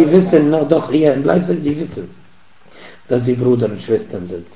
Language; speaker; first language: German; non-native, fluent; Arabic